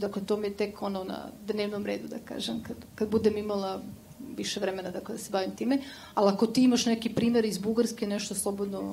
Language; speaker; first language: Serbian; native; Serbian